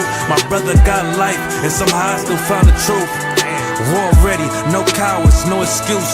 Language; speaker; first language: English; native; English